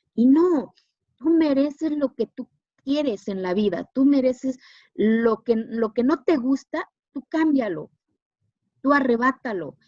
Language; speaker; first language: Spanish; non-native, local second language; Zapotec